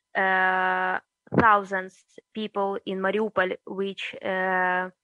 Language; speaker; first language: English; early bilingual, other home language; Russian